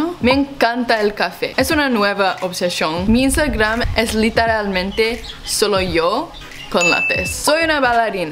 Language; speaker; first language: Spanish; non-native, learner; English